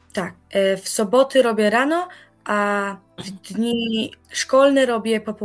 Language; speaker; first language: Polish; early bilingual, heritage; Polish